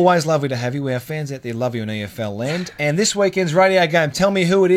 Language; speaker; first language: English; native; English